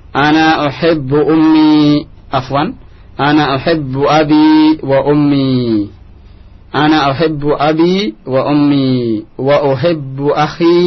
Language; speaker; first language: Arabic; non-native, fluent; Indonesian